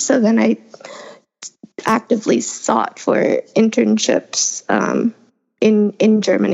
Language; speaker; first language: English; native; English